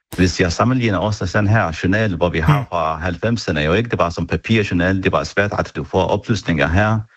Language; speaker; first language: Danish; non-native, fluent; Arabic